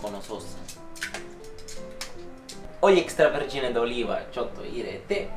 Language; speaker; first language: Japanese; non-native, fluent; Italian